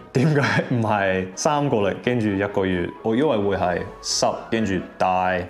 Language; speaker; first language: Cantonese; non-native, fluent; English